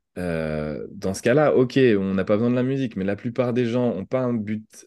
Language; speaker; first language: French; native; French